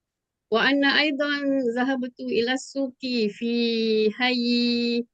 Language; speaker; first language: Arabic; non-native, learner; Malay